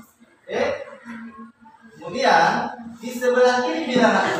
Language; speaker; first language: Indonesian; native; Indonesian